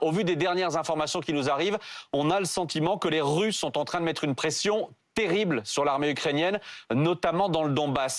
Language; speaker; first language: French; native; French